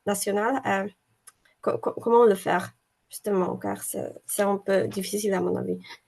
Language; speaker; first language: French; non-native, fluent; Polish